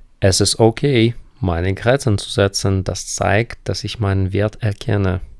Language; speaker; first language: German; non-native, fluent; Ukrainian